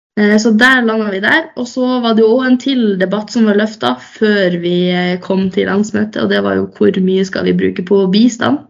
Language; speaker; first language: Norwegian; native; Norwegian